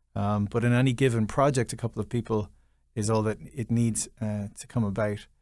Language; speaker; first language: English; native; English